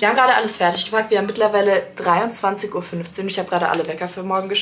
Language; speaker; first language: German; native; German